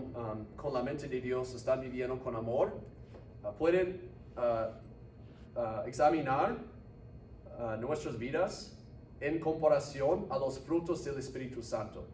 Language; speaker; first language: Spanish; non-native, fluent; English